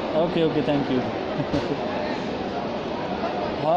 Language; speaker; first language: English; non-native, fluent; Pashto